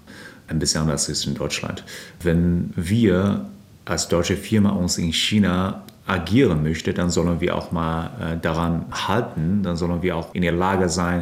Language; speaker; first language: German; non-native, fluent; Chinese